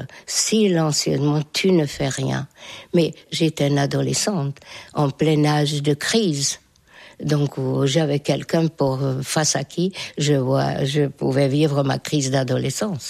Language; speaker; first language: French; non-native, fluent; Hungarian